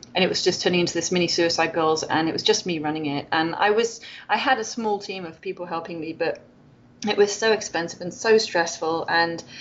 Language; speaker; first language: English; native; English